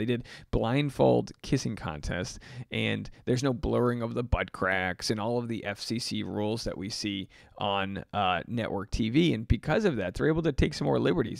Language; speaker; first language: English; native; English